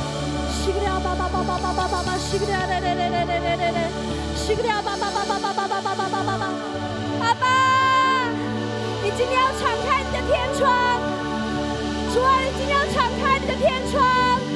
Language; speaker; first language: Chinese; native; Chinese